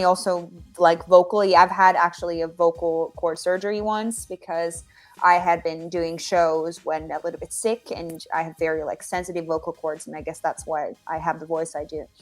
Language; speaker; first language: English; non-native, fluent; Finnish